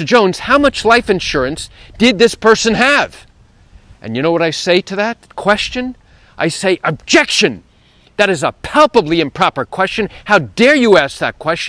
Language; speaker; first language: English; native; English